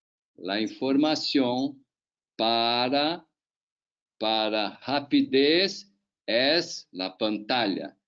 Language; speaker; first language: Spanish; non-native, learner; Portuguese